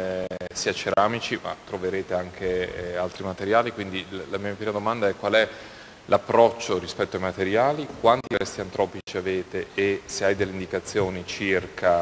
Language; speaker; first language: Italian; native; Italian